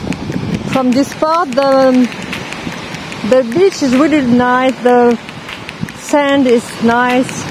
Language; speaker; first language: English; non-native, fluent; French